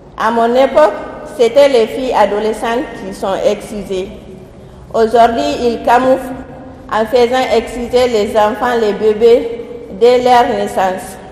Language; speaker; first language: French; non-native, local second language; Soninke